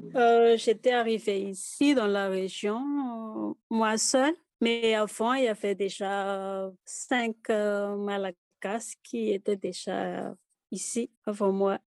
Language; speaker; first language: French; non-native, local second language; Malagasy